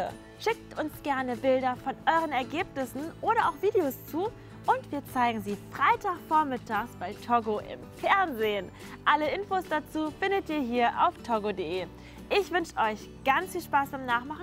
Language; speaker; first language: German; native; German